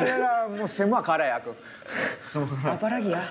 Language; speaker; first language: Indonesian; non-native, learner; Japanese